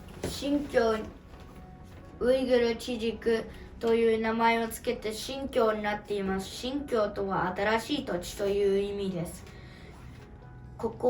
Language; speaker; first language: Japanese; early bilingual, other home language; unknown